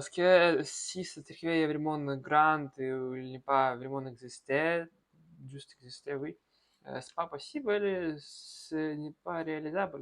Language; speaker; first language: French; non-native, learner; Russian